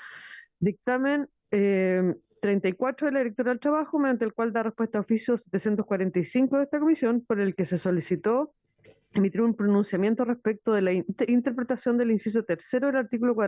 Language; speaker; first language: Spanish; native; Spanish